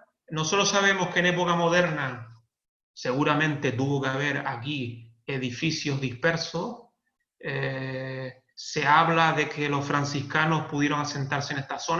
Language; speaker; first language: Spanish; native; Spanish